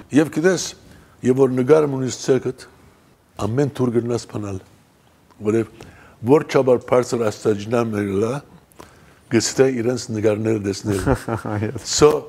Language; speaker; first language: Armenian; early bilingual, heritage; Armenian